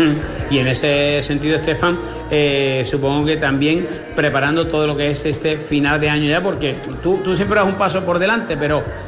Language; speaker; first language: Spanish; native; Spanish